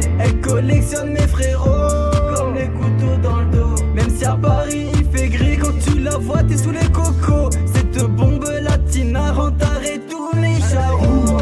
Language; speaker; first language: French; native; French